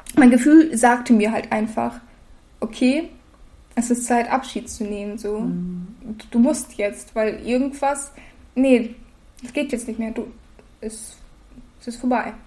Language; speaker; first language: German; early bilingual, other home language; Russian